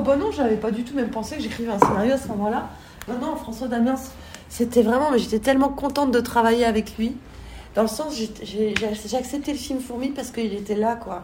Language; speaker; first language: French; native; French